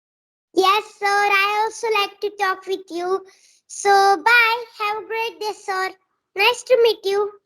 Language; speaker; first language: English; non-native, learner; Marathi